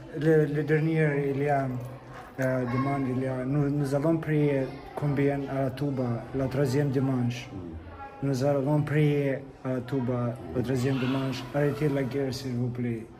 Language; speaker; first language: French; non-native, learner; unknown